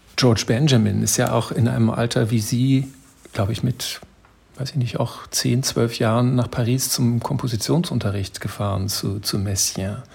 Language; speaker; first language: German; native; German